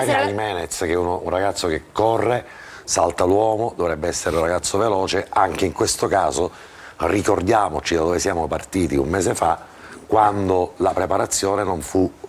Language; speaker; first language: Italian; native; Italian